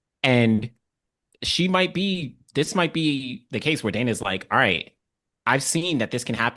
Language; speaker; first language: English; native; English